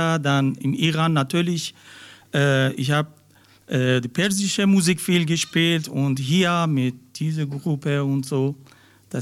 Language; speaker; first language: German; non-native, learner; Persian